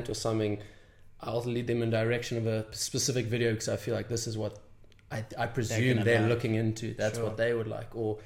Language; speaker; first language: English; native; English